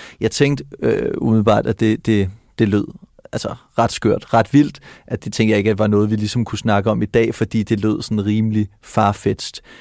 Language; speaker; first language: Danish; native; Danish